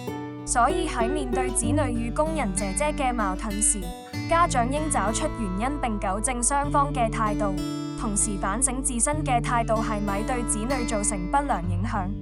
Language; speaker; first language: Cantonese; native; Cantonese